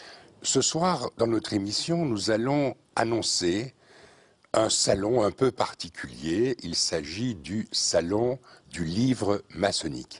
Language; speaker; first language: French; native; French